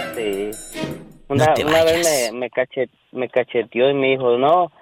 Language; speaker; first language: Spanish; native; Spanish